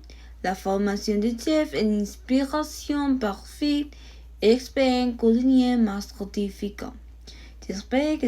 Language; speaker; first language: French; non-native, learner; Spanish